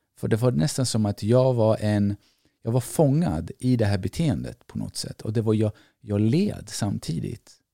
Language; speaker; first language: Swedish; early bilingual, other home language; Greek